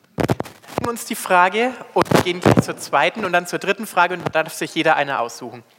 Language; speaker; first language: German; native; German